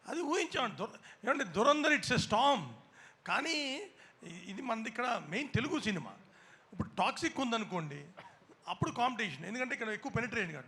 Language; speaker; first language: Telugu; native; Telugu